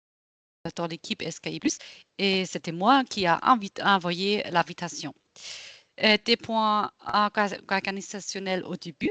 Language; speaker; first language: French; non-native, local second language; German